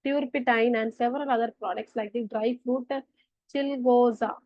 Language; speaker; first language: English; non-native, local second language; Tamil